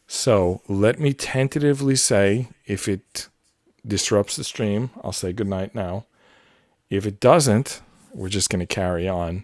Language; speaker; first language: English; native; English